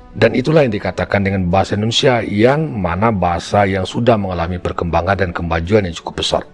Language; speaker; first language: Indonesian; native; Indonesian